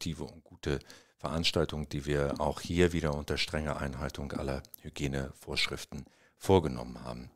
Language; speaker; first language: German; native; German